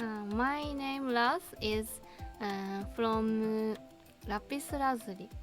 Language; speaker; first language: English; non-native, learner; Japanese